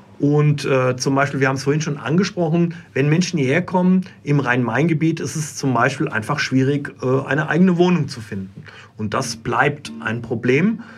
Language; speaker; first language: German; native; German